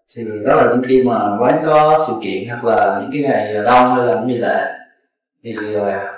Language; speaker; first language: Vietnamese; native; Vietnamese